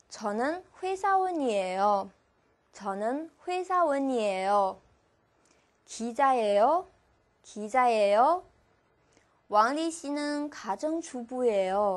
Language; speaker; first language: Korean; non-native, fluent; Chinese